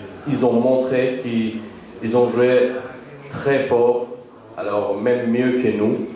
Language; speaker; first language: French; non-native, learner; Azerbaijani